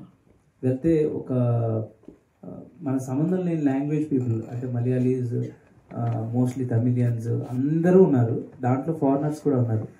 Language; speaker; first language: Telugu; native; Telugu